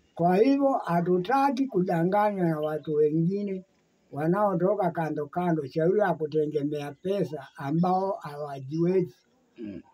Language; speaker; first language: Swahili; non-native, local second language; Kamba